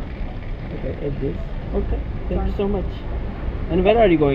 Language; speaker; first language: English; non-native, learner; Turkish